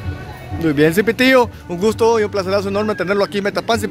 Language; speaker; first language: Spanish; native; Spanish